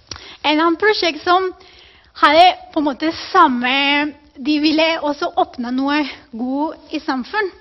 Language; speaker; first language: Norwegian; non-native, fluent; Spanish